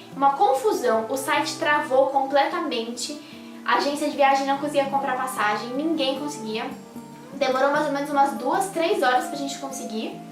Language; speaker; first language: Portuguese; native; Portuguese